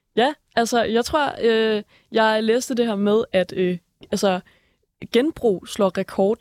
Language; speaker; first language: Danish; native; Danish